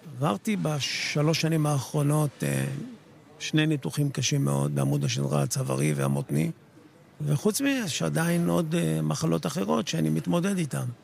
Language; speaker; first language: Hebrew; native; Hebrew